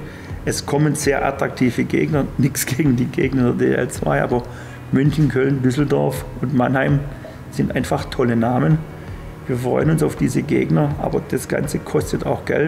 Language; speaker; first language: German; native; German